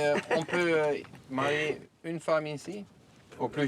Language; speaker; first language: French; non-native, fluent; Dutch